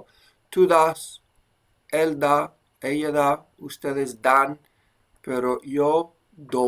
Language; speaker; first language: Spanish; non-native, fluent; English